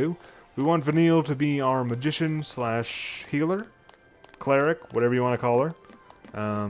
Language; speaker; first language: English; native; English